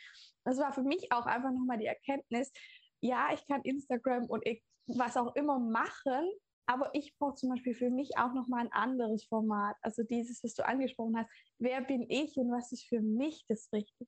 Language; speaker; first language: German; native; German